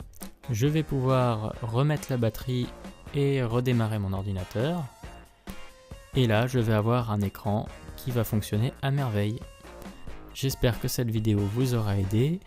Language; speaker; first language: French; native; French